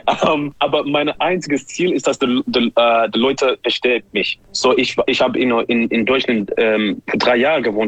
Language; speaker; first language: German; non-native, learner; English